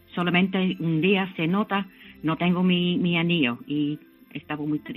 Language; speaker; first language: Spanish; non-native, learner; English